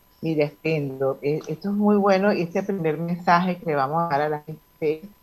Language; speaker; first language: Spanish; native; Spanish